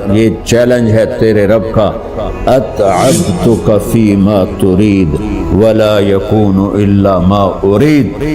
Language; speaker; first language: Urdu; non-native, local second language; Punjabi